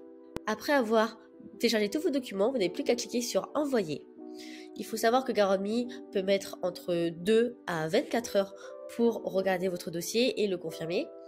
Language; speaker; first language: French; native; French